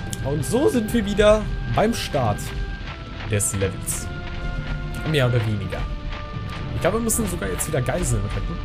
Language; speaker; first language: German; native; German